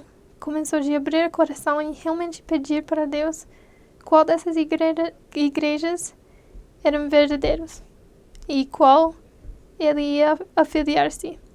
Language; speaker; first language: Portuguese; non-native, fluent; English